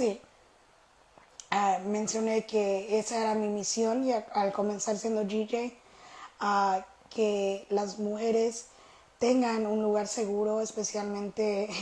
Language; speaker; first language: Spanish; early bilingual, heritage; Spanish